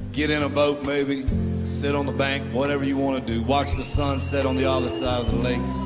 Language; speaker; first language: English; native; English